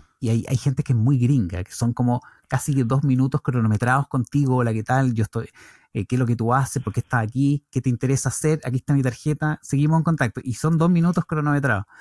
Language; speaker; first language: Spanish; native; Spanish